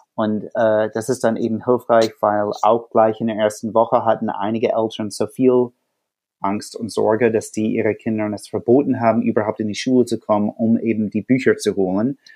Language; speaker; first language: German; non-native, fluent; English